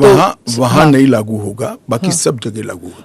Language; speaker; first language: Hindi; non-native, local second language; Gujarati